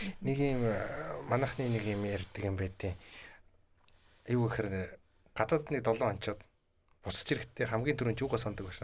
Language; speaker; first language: Mongolian; native; Mongolian